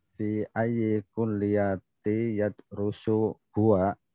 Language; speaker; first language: Arabic; non-native, learner; Indonesian